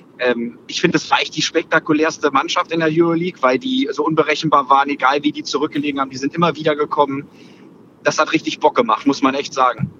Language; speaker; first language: German; native; German